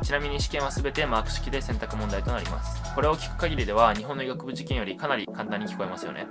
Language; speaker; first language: Japanese; native; Japanese